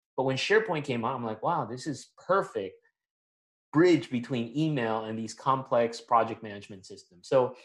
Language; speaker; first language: English; non-native, local second language; Filipino